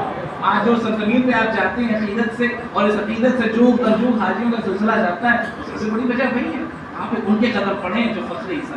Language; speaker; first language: Urdu; native; Urdu